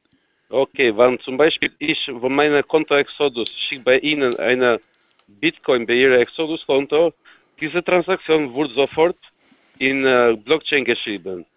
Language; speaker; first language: German; non-native, fluent; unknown